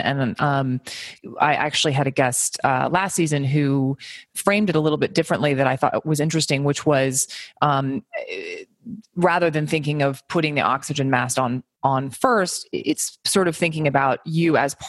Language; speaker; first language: English; native; English